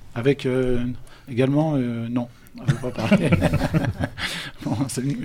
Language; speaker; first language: French; native; French